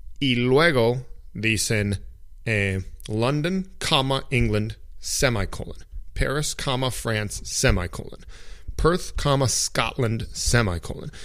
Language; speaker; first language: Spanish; non-native, fluent; English